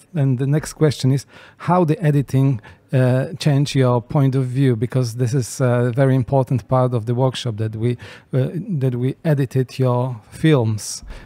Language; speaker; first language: English; non-native, fluent; Polish